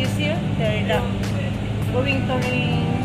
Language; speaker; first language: English; non-native, learner; Filipino